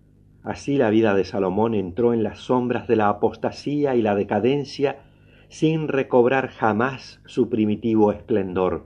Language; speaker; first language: Spanish; native; Spanish